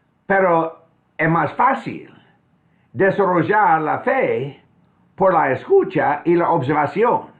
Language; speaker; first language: Spanish; non-native, fluent; English